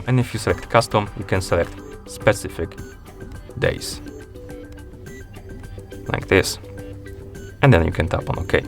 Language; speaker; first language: English; non-native, fluent; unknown